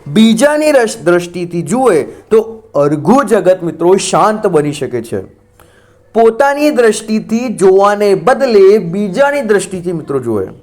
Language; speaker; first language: Gujarati; non-native, local second language; Marathi